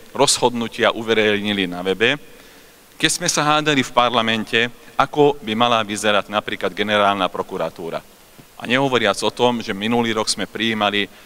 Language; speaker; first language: Slovak; non-native, local second language; Hungarian